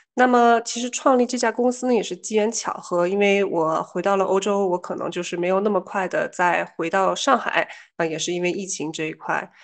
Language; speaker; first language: Chinese; early bilingual, heritage; Chinese